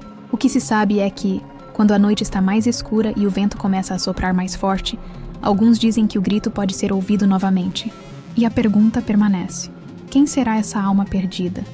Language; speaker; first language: Portuguese; native; Portuguese